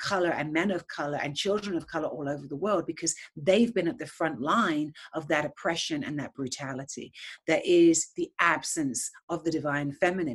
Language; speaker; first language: English; native; English